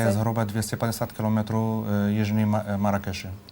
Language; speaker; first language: Czech; non-native, fluent; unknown